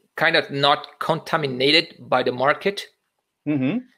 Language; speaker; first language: English; non-native, fluent; Portuguese